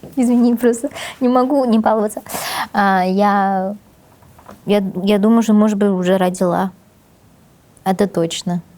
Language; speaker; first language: Russian; non-native, fluent; Chinese